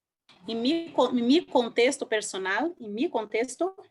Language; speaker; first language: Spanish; non-native, learner; Portuguese